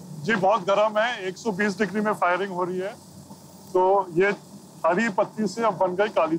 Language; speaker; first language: Hindi; native; Hindi